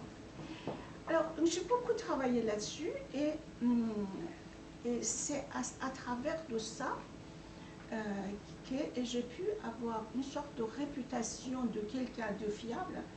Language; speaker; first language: French; non-native, fluent; Persian